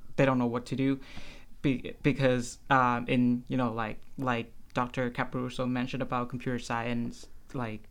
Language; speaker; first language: English; non-native, fluent; Vietnamese